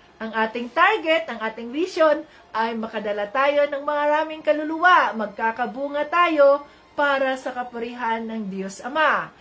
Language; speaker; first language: Filipino; native; Filipino